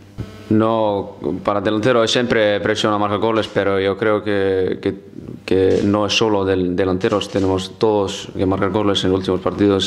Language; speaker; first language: Spanish; non-native, fluent; Icelandic